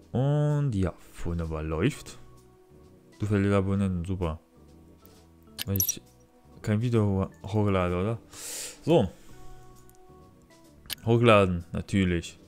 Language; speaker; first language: German; non-native, learner; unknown